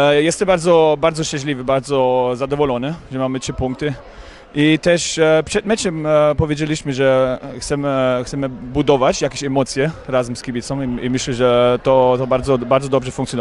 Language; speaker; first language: Polish; non-native, learner; German